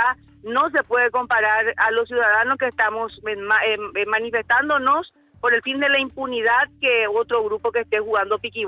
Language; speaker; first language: Spanish; native; Spanish